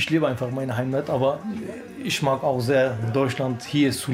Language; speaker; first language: German; non-native, learner; Turkish